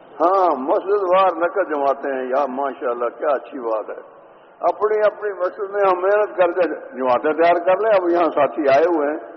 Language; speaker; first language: Urdu; native; Urdu